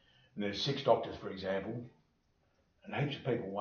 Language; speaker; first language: English; native; English